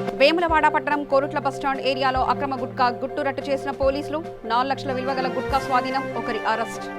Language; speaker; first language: Telugu; native; Telugu